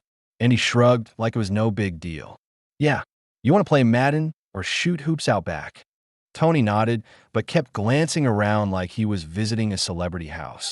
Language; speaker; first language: English; native; English